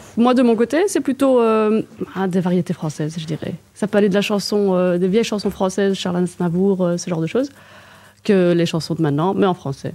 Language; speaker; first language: French; native; French